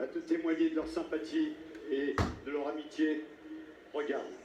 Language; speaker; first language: French; native; French